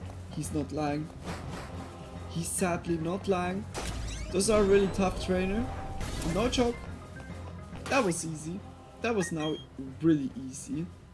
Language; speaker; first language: English; non-native, fluent; Swiss German